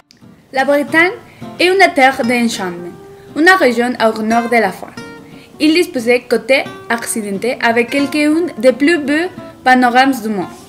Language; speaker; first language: French; non-native, learner; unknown